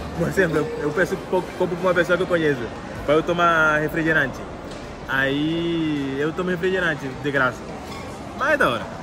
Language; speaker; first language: Portuguese; non-native, fluent; Spanish